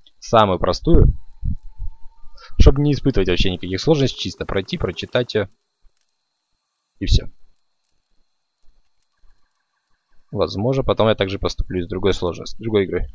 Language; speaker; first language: Russian; native; Russian